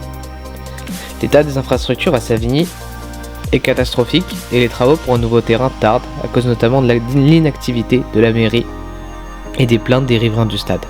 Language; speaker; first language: French; native; French